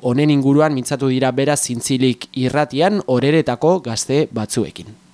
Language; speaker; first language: Basque; native; Basque